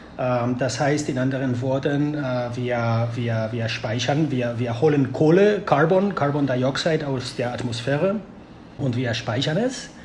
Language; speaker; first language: German; non-native, fluent; Spanish